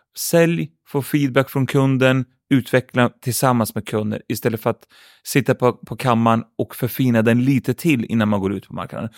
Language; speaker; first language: Swedish; early bilingual, other home language; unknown